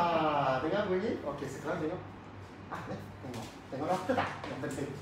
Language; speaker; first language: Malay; non-native, local second language; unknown